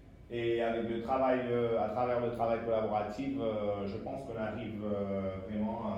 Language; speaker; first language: French; non-native, fluent; Spanish